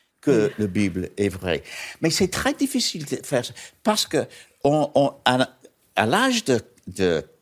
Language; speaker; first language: French; non-native, learner; English